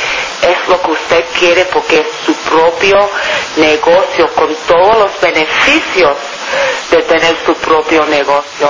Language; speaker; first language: Spanish; non-native, fluent; English